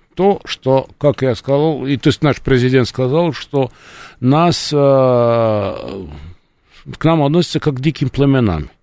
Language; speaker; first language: Russian; non-native, fluent; Serbian